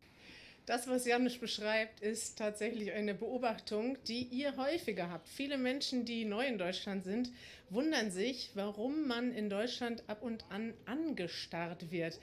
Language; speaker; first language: German; native; German